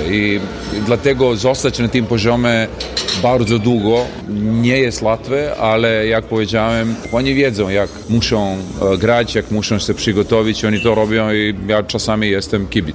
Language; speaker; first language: Polish; non-native, fluent; Serbian